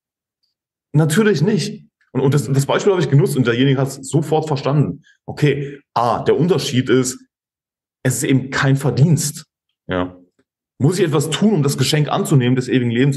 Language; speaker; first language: German; native; German